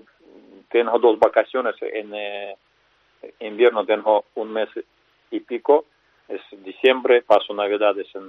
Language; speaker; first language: Spanish; non-native, fluent; Russian